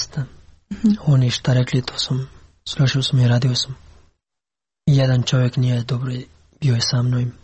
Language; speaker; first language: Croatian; non-native, learner; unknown